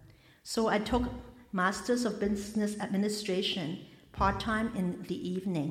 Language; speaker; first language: English; non-native, local second language; Cantonese